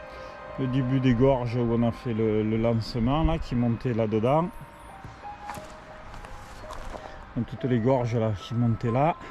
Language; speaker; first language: French; native; French